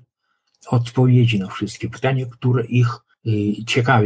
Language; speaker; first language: Polish; non-native, local second language; Lithuanian